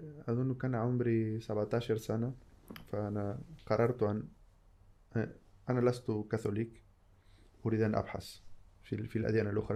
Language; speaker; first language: Arabic; non-native, fluent; Spanish